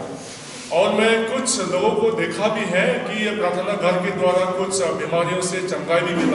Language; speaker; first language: Hindi; non-native, local second language; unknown